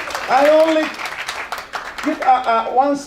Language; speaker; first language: English; non-native, learner; Spanish